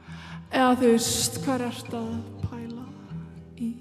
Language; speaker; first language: Icelandic; native; Icelandic